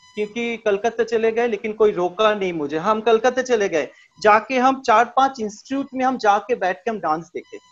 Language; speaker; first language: Hindi; non-native, local second language; Bangla